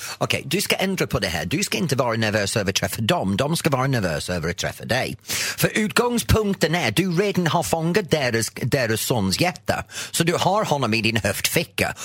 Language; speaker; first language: Swedish; non-native, fluent; English